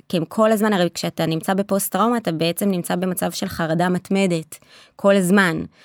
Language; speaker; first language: Hebrew; native; Hebrew